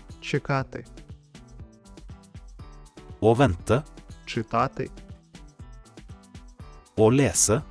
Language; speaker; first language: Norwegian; non-native, fluent; Ukrainian